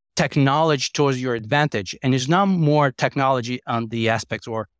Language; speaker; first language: English; non-native, fluent; Portuguese